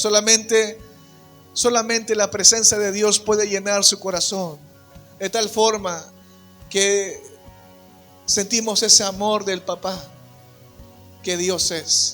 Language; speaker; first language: Spanish; native; Spanish